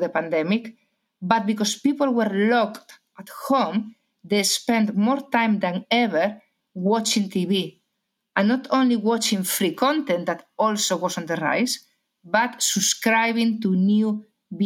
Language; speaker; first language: English; non-native, fluent; Spanish